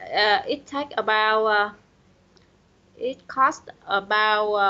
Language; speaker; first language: English; non-native, learner; Vietnamese